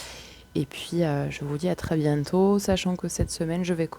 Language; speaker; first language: French; native; French